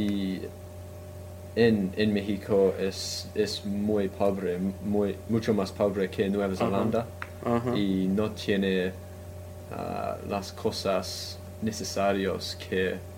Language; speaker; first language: Spanish; non-native, fluent; English